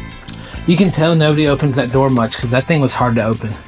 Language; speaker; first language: English; native; English